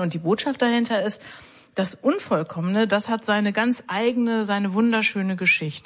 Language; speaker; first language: German; native; German